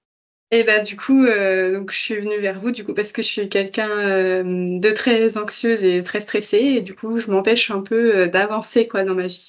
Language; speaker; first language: French; native; French